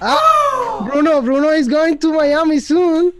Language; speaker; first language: English; non-native, learner; Spanish